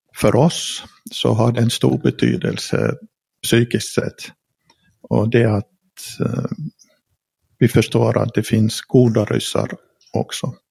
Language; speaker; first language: Swedish; native; Swedish